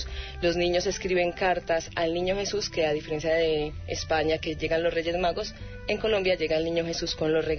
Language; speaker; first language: Spanish; native; Spanish